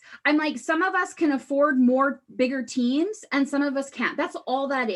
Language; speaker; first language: English; native; English